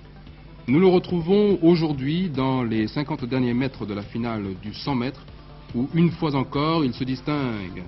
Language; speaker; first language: French; native; French